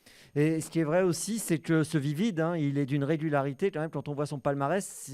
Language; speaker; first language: French; native; French